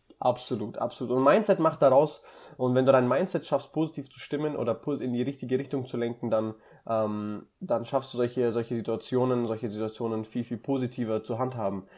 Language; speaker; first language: German; early bilingual, other home language; Russian